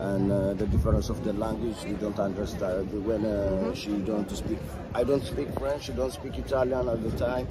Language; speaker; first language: English; non-native, learner; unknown